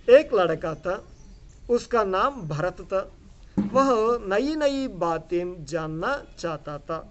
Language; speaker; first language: Hindi; non-native, local second language; Telugu